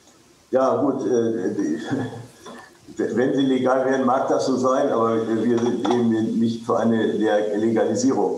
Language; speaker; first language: German; native; German